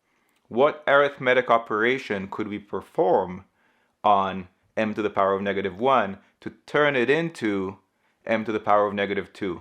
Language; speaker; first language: English; native; English